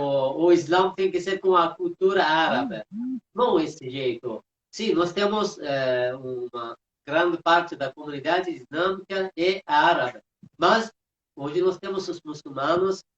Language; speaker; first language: Portuguese; non-native, fluent; Persian